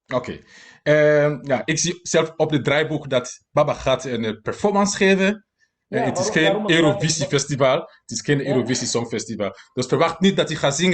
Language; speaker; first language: Dutch; non-native, fluent; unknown